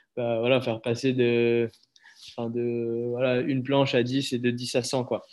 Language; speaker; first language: French; native; French